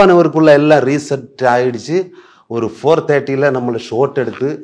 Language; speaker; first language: Tamil; non-native, learner; Malayalam